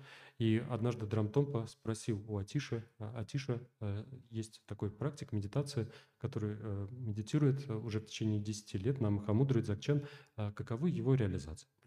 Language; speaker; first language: Russian; native; Russian